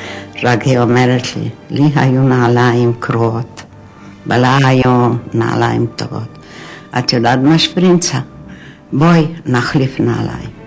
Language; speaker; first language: Hebrew; non-native, fluent; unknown